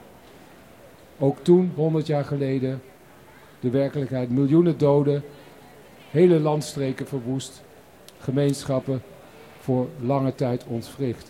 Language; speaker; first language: Dutch; native; Dutch